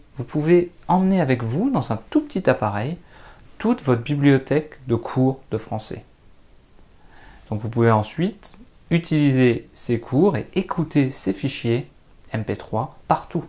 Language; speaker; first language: French; native; French